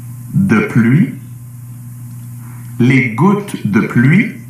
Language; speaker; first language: French; native; French